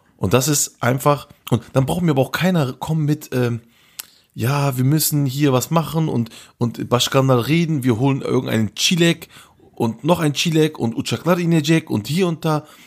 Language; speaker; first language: German; early bilingual, other home language; Turkish